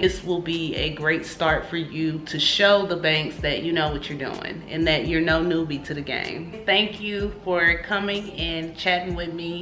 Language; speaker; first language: English; native; English